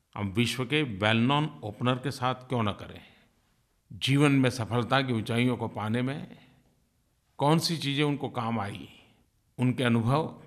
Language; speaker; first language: Hindi; non-native, local second language; Gujarati